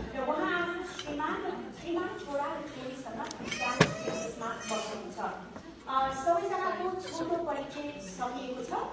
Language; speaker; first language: Nepali; early bilingual, heritage; Nepali